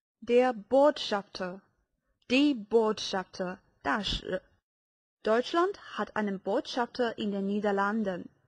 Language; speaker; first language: German; non-native, fluent; Chinese